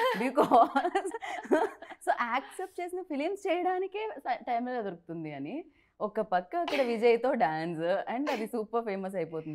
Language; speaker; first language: Telugu; native; Telugu